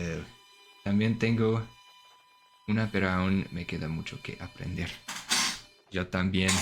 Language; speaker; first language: Spanish; non-native, learner; English